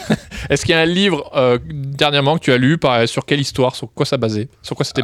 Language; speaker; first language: French; native; French